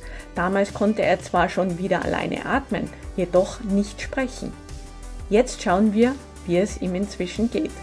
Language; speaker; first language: German; native; German